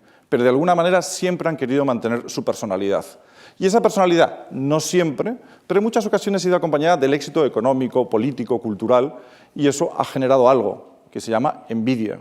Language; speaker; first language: Spanish; native; Spanish